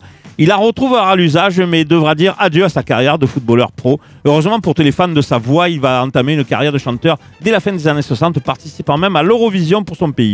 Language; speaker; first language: French; native; French